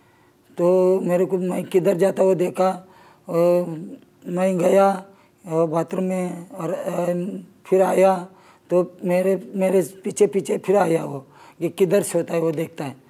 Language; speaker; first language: Hindi; non-native, local second language; Marathi